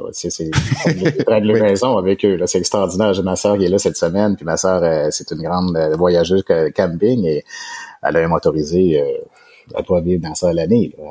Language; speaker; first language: French; native; French